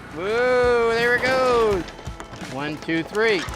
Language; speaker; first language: English; native; English